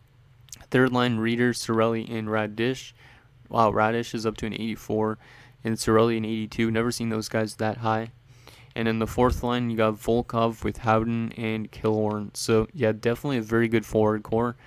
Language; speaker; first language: English; native; English